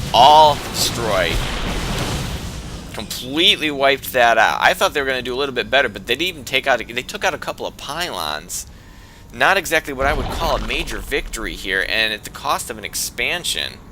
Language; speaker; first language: English; native; English